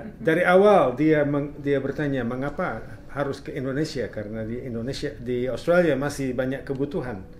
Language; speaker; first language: Indonesian; non-native, fluent; English